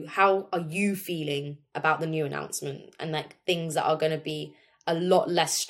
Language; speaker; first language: English; native; English